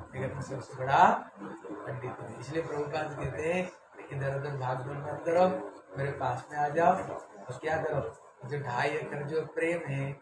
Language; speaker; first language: Hindi; non-native, local second language; Bangla